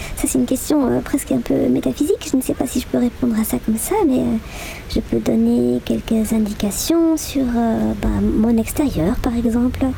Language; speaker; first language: French; non-native, local second language; Swiss German